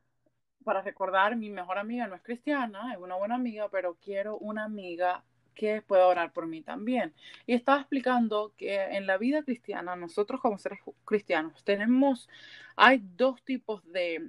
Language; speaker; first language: Spanish; early bilingual, heritage; Spanish